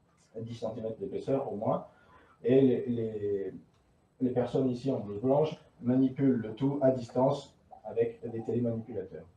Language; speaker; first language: French; native; French